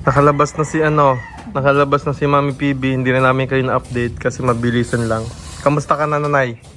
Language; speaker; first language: Filipino; native; Filipino